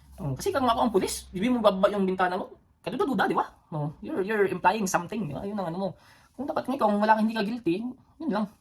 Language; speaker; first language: Filipino; non-native, local second language; Cebuano